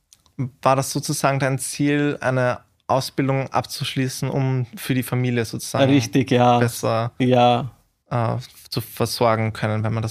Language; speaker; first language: German; native; German